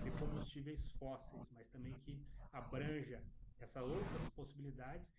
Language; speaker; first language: Portuguese; native; Portuguese